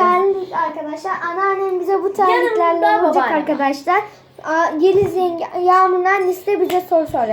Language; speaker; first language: Turkish; native; Turkish